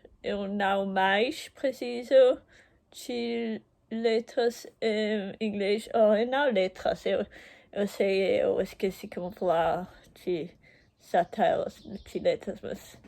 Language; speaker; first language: Portuguese; non-native, learner; German